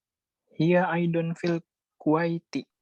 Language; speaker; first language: Arabic; non-native, learner; Indonesian